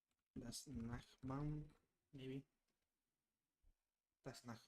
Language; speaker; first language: German; non-native, learner; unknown